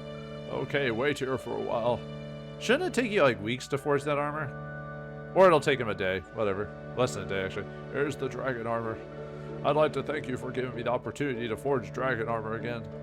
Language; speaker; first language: English; native; English